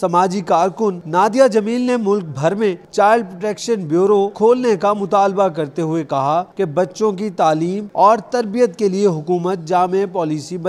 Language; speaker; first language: Urdu; native; Urdu